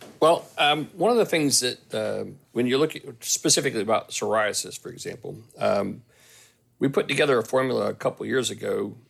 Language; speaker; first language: English; native; English